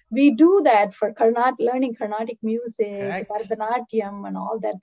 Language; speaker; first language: English; non-native, local second language; Tamil